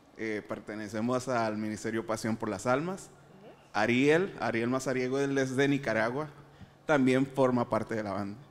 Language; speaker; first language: Spanish; native; Spanish